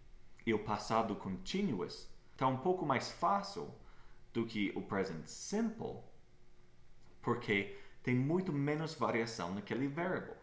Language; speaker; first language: Portuguese; non-native, fluent; English